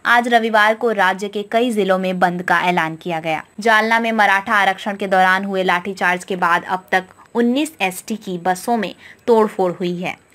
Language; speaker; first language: Hindi; non-native, local second language; Marathi